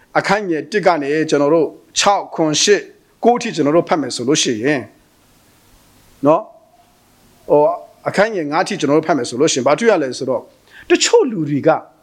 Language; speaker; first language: Burmese; non-native, local second language; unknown